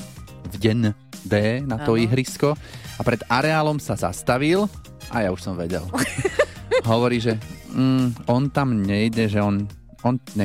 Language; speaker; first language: Slovak; native; Slovak